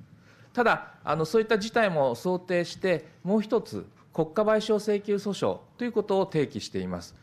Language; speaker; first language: Japanese; native; Japanese